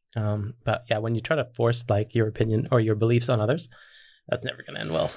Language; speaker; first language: English; native; English